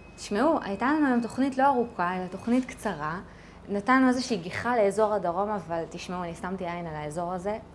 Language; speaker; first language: Hebrew; native; Hebrew